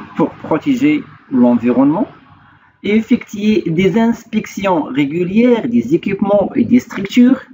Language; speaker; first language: French; non-native, local second language; Arabic